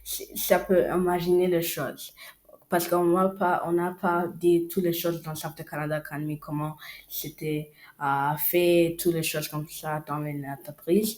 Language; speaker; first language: French; non-native, learner; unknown